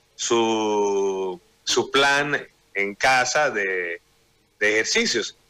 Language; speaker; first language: Spanish; native; Spanish